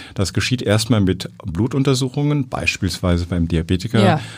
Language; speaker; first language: German; native; German